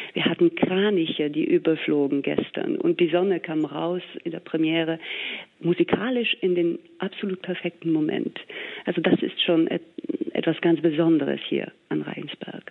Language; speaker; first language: German; non-native, fluent; English